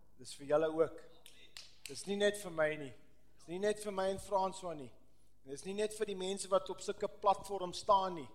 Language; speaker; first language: Afrikaans; non-native, local second language; English